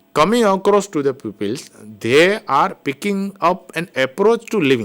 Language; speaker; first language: English; non-native, local second language; Gujarati